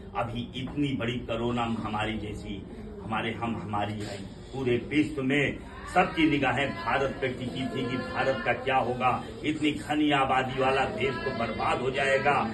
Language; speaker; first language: Hindi; native; Hindi